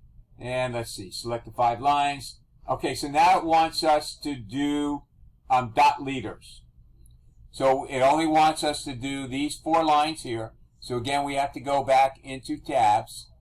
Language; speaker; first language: English; native; English